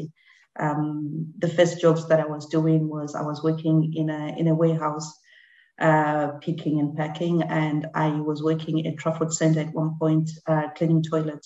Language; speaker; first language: English; non-native, local second language; Shona